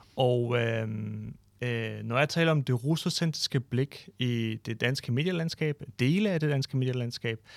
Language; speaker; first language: Danish; non-native, fluent; Ukrainian